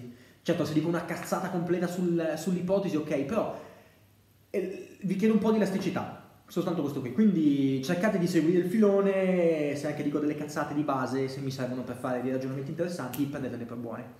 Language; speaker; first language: Italian; native; Italian